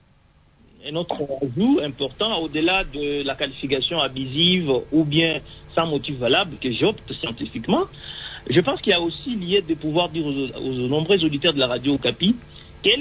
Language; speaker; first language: French; non-native, local second language; Swahili